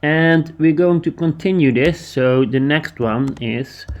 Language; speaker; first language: English; non-native, fluent; Dutch